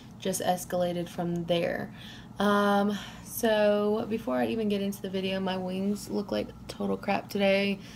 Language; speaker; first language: English; native; English